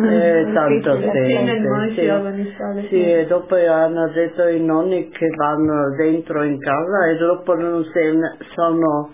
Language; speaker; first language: Italian; non-native, local second language; German